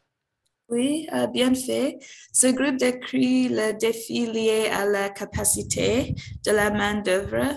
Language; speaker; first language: French; non-native, fluent; English